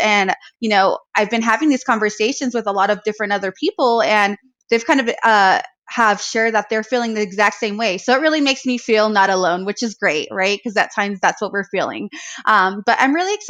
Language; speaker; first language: English; native; English